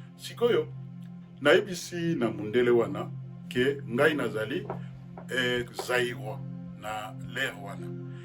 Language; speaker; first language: Lingala; native; Lingala